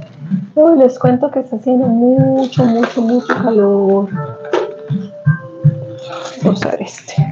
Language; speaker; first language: Spanish; native; Spanish